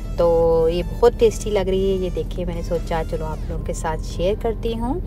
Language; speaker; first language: Urdu; native; Urdu